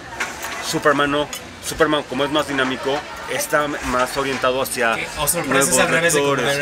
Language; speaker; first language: Spanish; native; Spanish